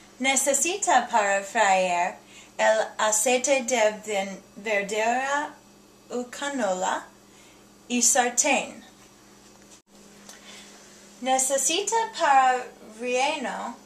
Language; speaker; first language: Spanish; non-native, learner; English